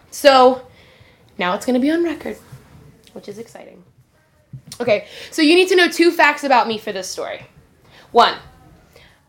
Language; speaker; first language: English; native; English